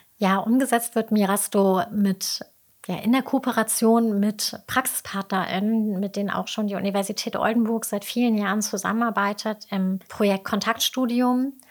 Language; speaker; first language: German; native; German